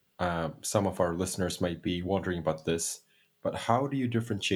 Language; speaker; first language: English; non-native, fluent; Indonesian